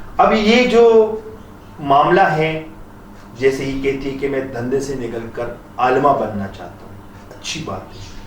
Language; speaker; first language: Urdu; non-native, local second language; Punjabi